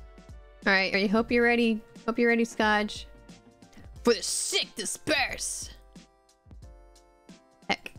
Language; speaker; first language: English; native; English